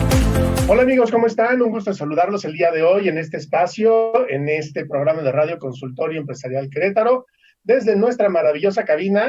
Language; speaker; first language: Spanish; native; Spanish